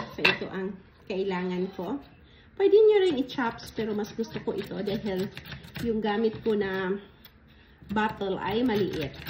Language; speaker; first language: Filipino; non-native, local second language; Cebuano